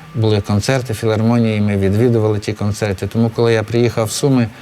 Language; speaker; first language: Ukrainian; native; Ukrainian